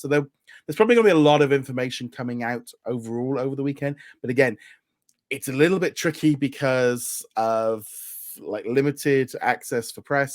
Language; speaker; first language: English; native; English